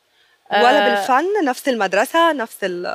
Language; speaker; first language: Arabic; native; Arabic